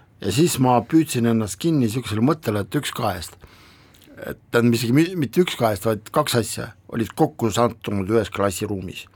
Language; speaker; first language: Estonian; non-native, local second language; Russian